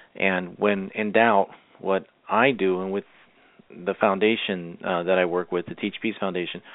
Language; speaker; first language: English; native; English